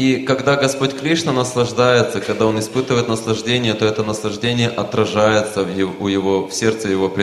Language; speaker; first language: Russian; native; Russian